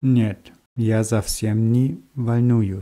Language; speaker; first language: Russian; non-native, learner; German